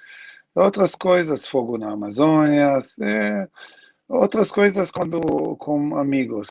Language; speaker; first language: Portuguese; non-native, learner; Hebrew